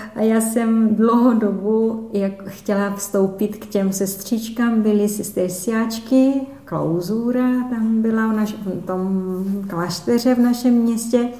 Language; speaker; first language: Czech; non-native, fluent; Portuguese